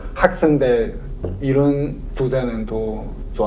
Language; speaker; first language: Korean; non-native, learner; Chinese